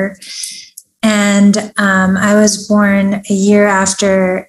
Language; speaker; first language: English; early bilingual, other home language; Persian